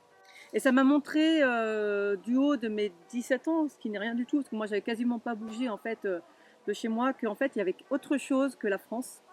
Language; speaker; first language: French; native; French